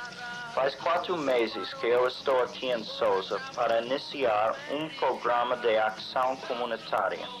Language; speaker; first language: Portuguese; non-native, fluent; English